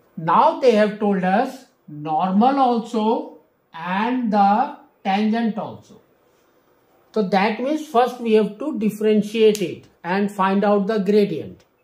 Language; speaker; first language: English; non-native, local second language; Hindi